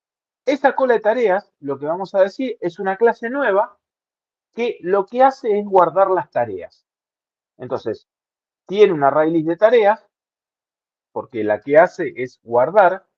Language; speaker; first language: Spanish; native; Spanish